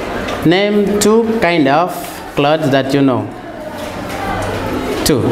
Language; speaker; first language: English; non-native, learner; Portuguese